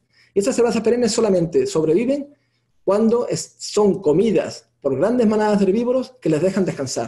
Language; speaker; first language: Spanish; native; Spanish